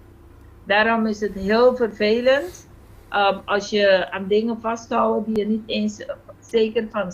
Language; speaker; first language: Dutch; non-native, fluent; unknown